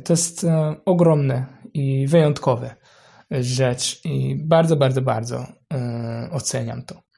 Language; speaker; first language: Polish; non-native, learner; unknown